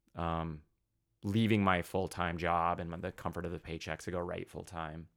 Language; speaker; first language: English; native; English